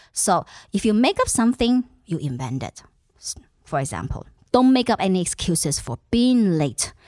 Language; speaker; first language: English; non-native, fluent; Chinese